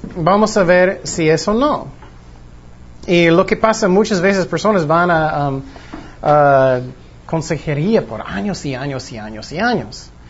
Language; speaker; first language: Spanish; non-native, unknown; English